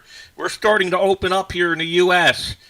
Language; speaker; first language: English; native; English